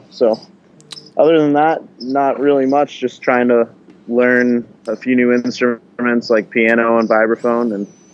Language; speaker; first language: English; native; English